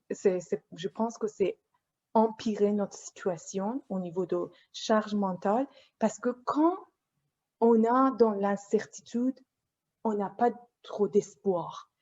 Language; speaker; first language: French; non-native, fluent; Persian